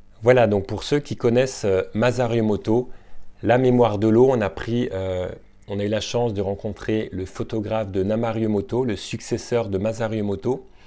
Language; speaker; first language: French; native; French